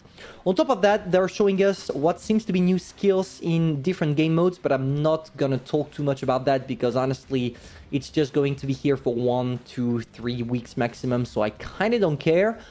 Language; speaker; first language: English; non-native, fluent; French